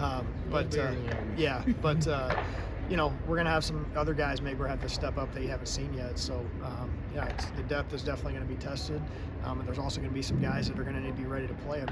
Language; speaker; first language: English; native; English